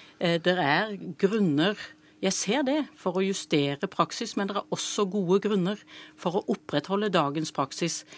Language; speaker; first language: Norwegian; native; Norwegian